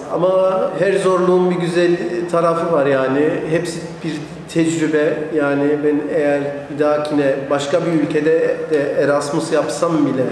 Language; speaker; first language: Turkish; early bilingual, heritage; Turkish